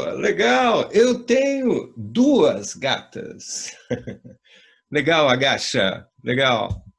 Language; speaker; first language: Portuguese; native; Portuguese